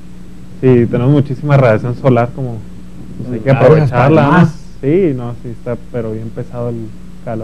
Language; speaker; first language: Spanish; native; Spanish